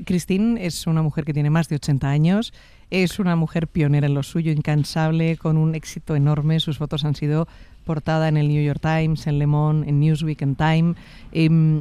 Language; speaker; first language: Spanish; native; Spanish